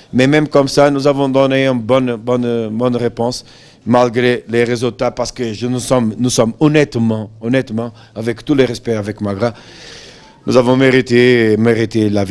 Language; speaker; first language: French; non-native, fluent; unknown